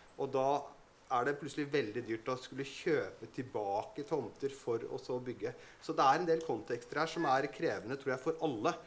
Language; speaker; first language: Norwegian; native; Norwegian